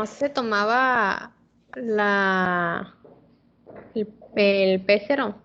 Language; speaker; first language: Spanish; native; Spanish